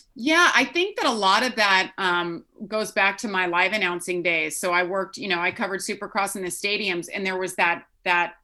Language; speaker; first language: English; native; English